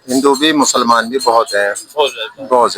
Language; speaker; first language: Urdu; non-native, local second language; Pashto